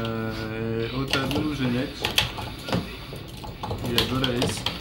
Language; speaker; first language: Portuguese; non-native, learner; French